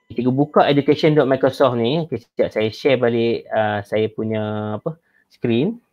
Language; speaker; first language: Malay; native; Malay